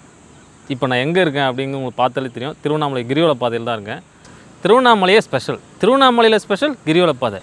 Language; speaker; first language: Tamil; native; Tamil